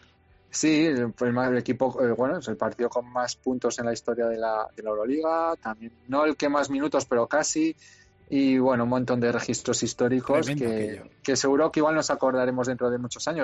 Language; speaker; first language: Spanish; native; Spanish